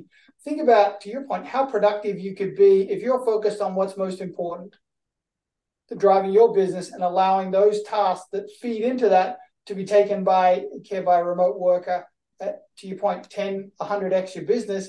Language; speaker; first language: English; native; English